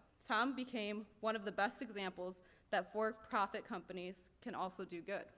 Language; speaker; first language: English; native; English